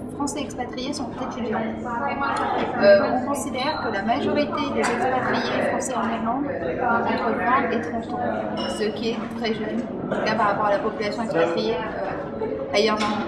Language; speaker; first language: French; native; French